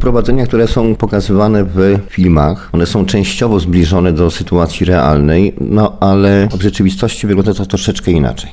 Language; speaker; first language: Polish; native; Polish